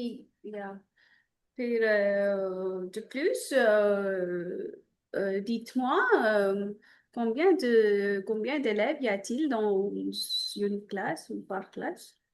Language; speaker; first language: French; non-native, fluent; Hindi